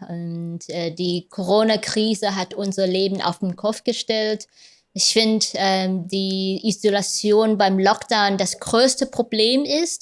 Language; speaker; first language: German; non-native, fluent; Vietnamese